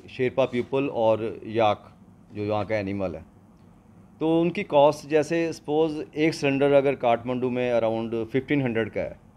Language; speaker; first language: Hindi; non-native, local second language; Punjabi